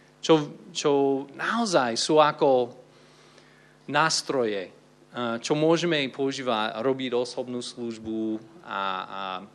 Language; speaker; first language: Slovak; non-native, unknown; English